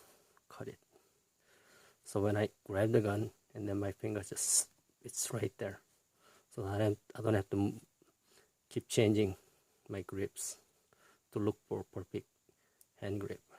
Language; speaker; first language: English; non-native, fluent; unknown